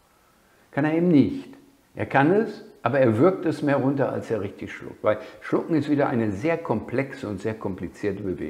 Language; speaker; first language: German; native; German